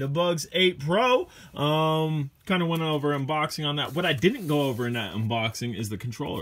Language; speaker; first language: English; native; English